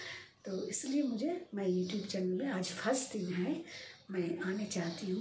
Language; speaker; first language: Hindi; non-native, local second language; Bangla